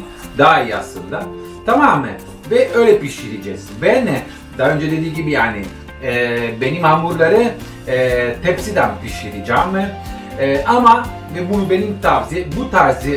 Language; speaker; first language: Turkish; non-native, fluent; Italian